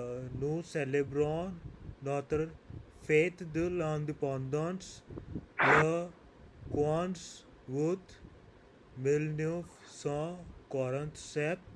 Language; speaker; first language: French; non-native, learner; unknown